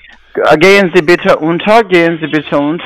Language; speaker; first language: German; non-native, learner; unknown